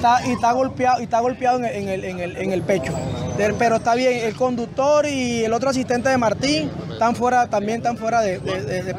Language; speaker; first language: Spanish; native; Spanish